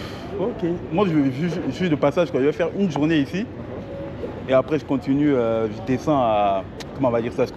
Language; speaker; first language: French; native; French